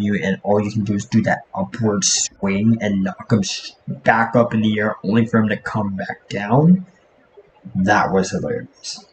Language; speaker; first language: English; native; English